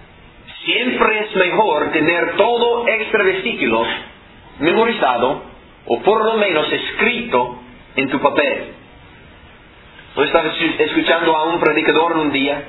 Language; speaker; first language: Spanish; non-native, fluent; English